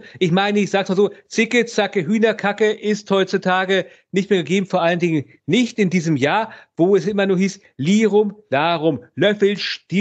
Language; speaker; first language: German; native; German